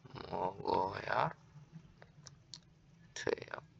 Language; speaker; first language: Korean; non-native, fluent; Urdu